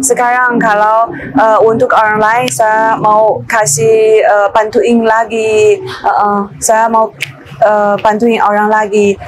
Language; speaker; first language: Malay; non-native, learner; Chinese